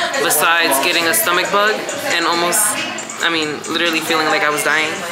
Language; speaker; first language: English; early bilingual, other home language; Spanish